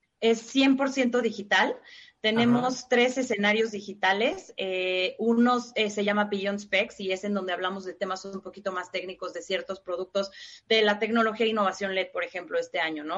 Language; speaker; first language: Spanish; native; Spanish